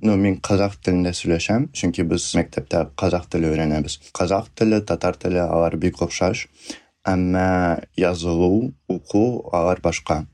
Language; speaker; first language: Tatar; non-native, fluent; Russian